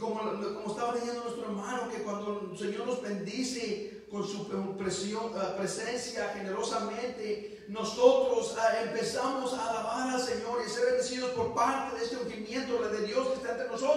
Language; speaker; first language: Spanish; early bilingual, heritage; English